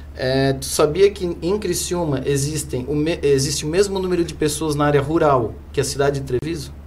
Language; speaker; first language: Portuguese; non-native, fluent; German